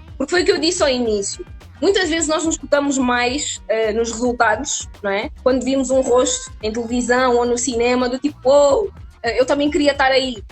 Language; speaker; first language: Portuguese; native; Portuguese